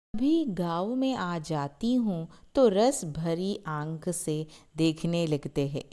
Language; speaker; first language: Hindi; non-native, local second language; Malayalam